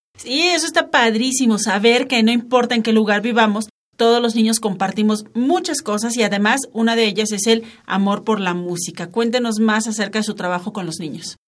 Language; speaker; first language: Spanish; native; Spanish